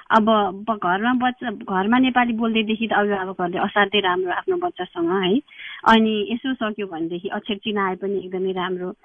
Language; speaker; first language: Nepali; native; Nepali